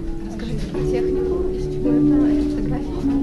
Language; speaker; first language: Russian; native; Russian